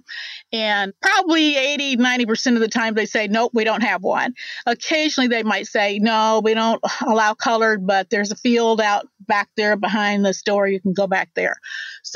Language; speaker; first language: English; native; English